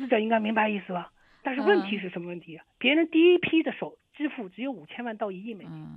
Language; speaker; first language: Chinese; native; Chinese